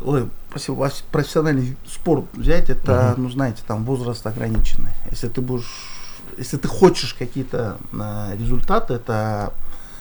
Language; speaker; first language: Russian; non-native, local second language; Kyrgyz